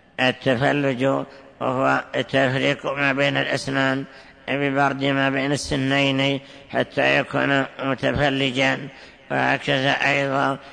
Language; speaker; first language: Arabic; native; Arabic